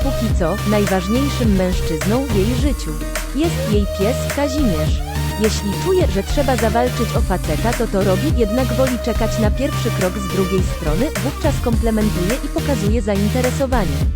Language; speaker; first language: Polish; native; Polish